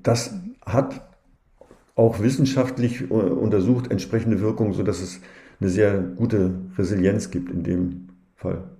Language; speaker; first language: German; native; German